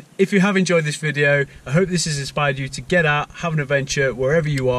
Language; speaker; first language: English; native; English